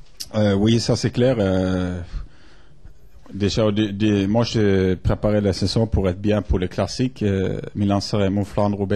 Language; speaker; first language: French; non-native, fluent; Norwegian